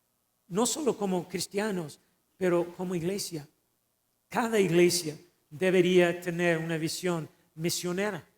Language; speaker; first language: Spanish; non-native, fluent; English